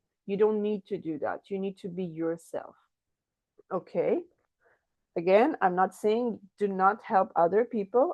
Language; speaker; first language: English; non-native, fluent; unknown